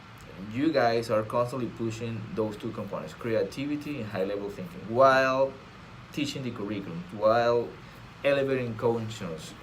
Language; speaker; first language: English; non-native, fluent; Spanish